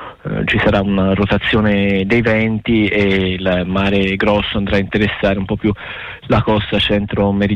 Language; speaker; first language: Italian; native; Italian